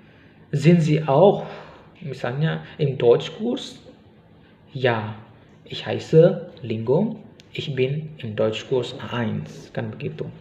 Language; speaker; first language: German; non-native, fluent; Indonesian